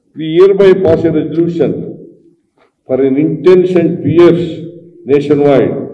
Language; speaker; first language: English; non-native, local second language; Kannada